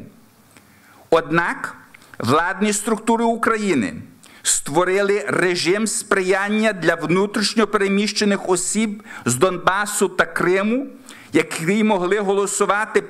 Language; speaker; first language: Ukrainian; early bilingual, heritage; Ukrainian